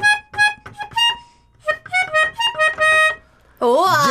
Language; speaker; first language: English; native; English